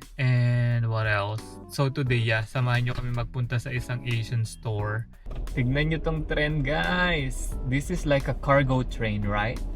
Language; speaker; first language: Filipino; non-native, local second language; Pampanga